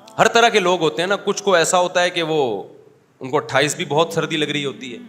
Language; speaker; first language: Urdu; native; Urdu